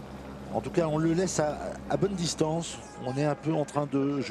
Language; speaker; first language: French; native; French